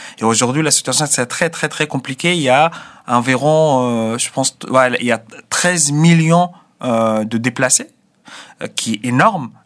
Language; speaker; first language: French; non-native, fluent; Arabic